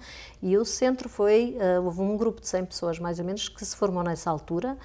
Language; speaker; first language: Portuguese; native; Portuguese